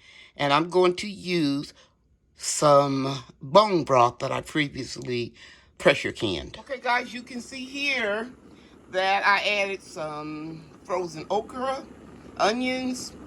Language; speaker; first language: English; native; English